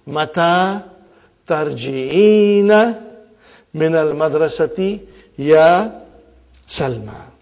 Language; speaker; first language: Arabic; non-native, fluent; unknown